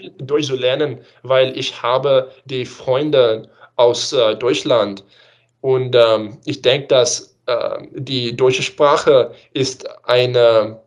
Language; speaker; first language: German; non-native, learner; English